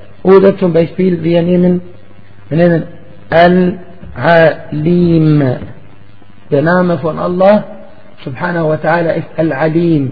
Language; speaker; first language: German; non-native, fluent; Arabic